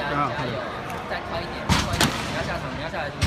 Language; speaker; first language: Chinese; native; Chinese